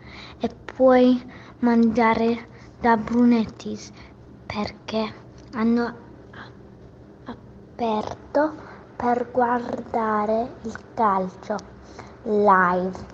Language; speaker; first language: Italian; early bilingual, heritage; Italian